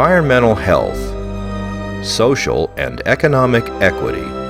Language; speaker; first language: English; native; English